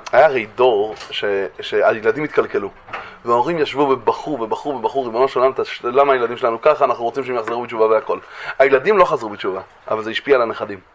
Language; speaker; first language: Hebrew; native; Hebrew